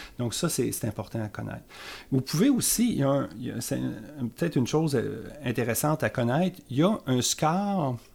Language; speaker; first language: French; native; French